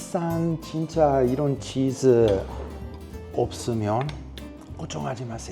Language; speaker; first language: Korean; non-native, fluent; Italian